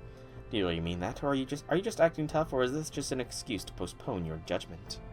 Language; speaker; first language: English; native; English